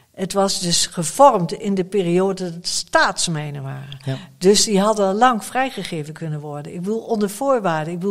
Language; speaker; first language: Dutch; native; Dutch